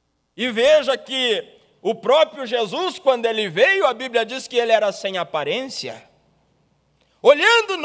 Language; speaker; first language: Portuguese; native; Portuguese